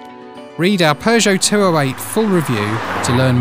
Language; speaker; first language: English; native; English